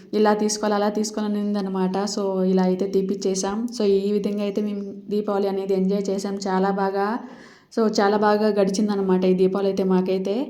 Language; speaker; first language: Telugu; native; Telugu